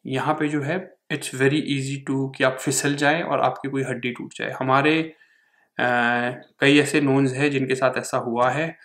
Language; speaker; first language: Hindi; native; Hindi